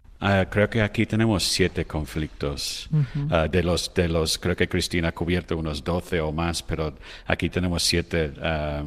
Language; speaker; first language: Spanish; non-native, fluent; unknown